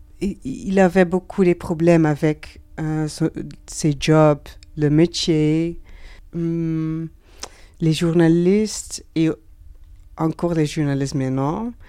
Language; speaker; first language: French; non-native, learner; Dutch